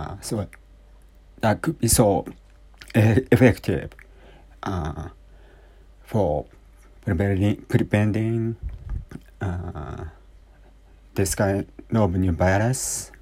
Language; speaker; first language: English; non-native, learner; Japanese